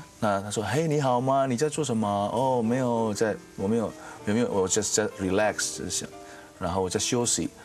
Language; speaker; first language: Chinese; non-native, fluent; Indonesian